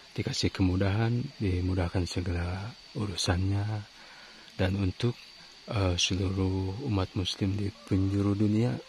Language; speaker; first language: Indonesian; non-native, local second language; Sundanese